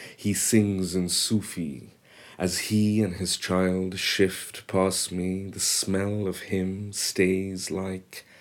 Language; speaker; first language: English; non-native, local second language; Bangla